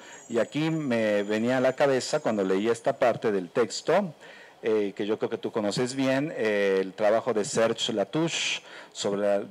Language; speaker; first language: Spanish; native; Spanish